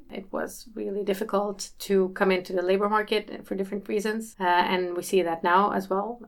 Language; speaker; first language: English; early bilingual, other home language; Swedish